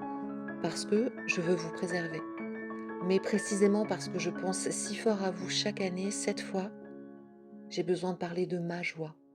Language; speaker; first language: French; native; French